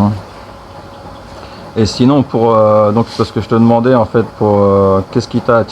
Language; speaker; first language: French; native; French